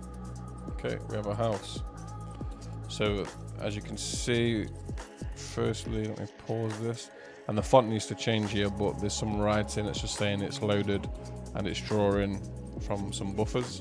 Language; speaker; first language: English; native; English